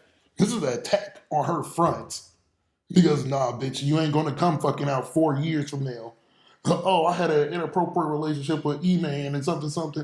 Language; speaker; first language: English; native; English